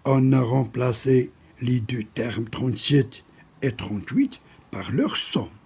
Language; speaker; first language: French; non-native, local second language; Arabic